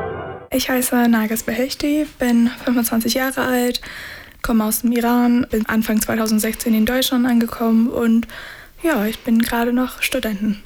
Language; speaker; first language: German; non-native, fluent; Persian